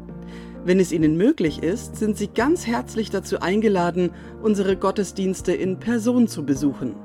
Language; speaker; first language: German; native; German